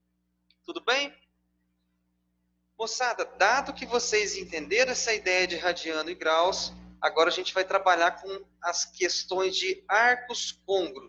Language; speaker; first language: Portuguese; native; Portuguese